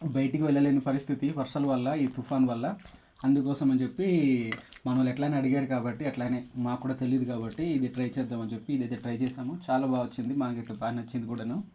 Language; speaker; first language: Telugu; native; Telugu